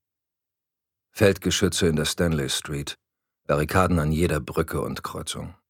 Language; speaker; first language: German; native; German